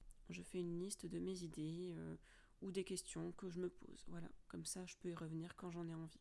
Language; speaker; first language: French; native; French